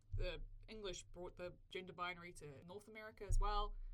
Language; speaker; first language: English; native; English